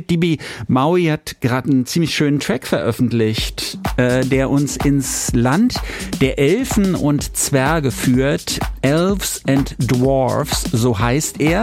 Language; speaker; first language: German; native; German